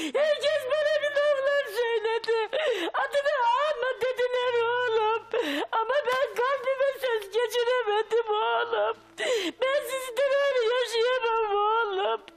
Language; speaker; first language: Turkish; native; Turkish